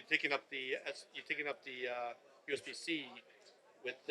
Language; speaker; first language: English; native; English